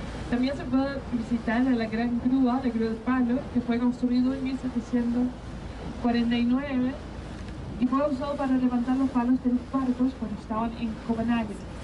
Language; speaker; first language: Spanish; non-native, fluent; Danish